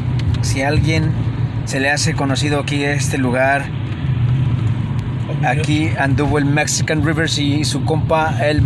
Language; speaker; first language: Spanish; native; Spanish